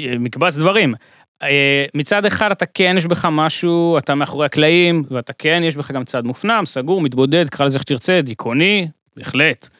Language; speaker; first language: Hebrew; native; Hebrew